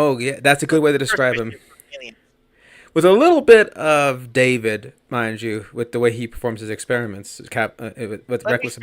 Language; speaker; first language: English; native; English